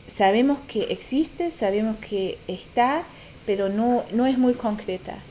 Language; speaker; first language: Spanish; non-native, fluent; German